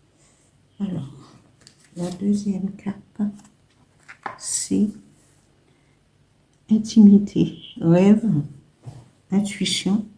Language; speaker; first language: French; native; French